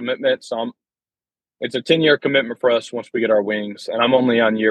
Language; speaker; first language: English; native; English